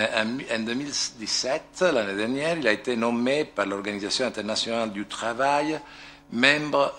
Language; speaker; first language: French; non-native, fluent; Italian